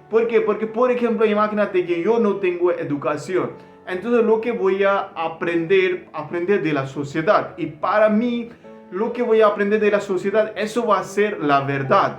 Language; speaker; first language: Spanish; non-native, learner; Hindi